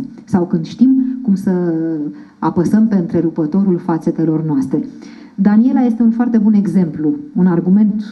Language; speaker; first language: Romanian; native; Romanian